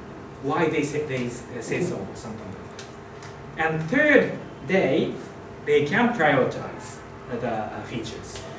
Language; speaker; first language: English; non-native, fluent; Japanese